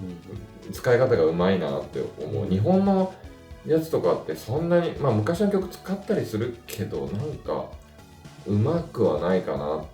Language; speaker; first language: Japanese; native; Japanese